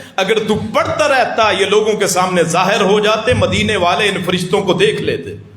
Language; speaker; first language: Urdu; non-native, local second language; Punjabi